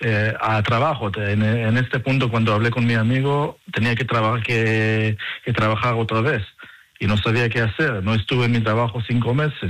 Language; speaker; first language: Spanish; non-native, fluent; Hebrew